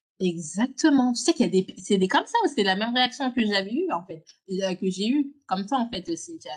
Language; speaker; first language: French; native; French